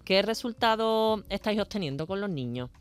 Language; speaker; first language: Spanish; native; Spanish